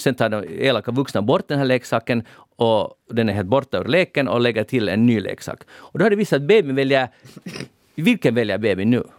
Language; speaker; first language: Swedish; native; Swedish